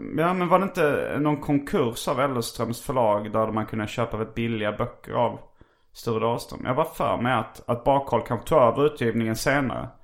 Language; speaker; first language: Swedish; native; Swedish